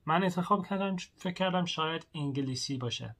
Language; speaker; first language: Persian; non-native, learner; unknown